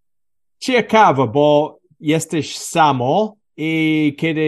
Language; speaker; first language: Polish; non-native, learner; English